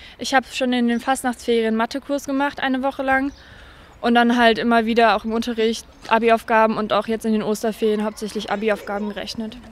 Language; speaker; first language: German; native; German